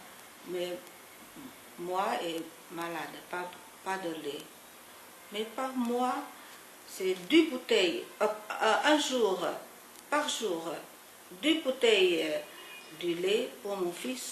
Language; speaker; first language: French; non-native, learner; Chinese